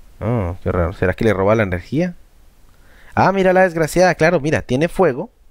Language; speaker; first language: Spanish; native; Spanish